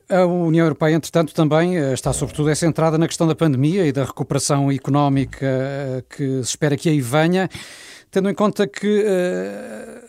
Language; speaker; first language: Portuguese; native; Portuguese